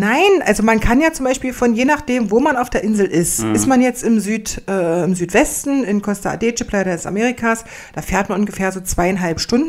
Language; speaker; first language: German; native; German